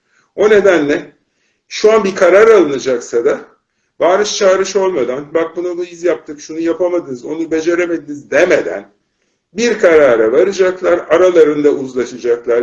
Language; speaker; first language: Turkish; native; Turkish